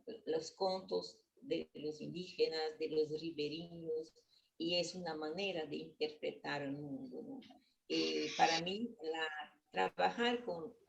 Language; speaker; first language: Spanish; non-native, learner; Portuguese